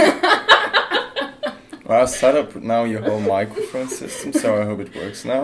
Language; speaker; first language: English; non-native, fluent; Luxembourgish